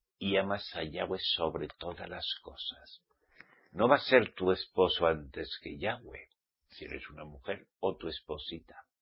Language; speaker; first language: Spanish; native; Spanish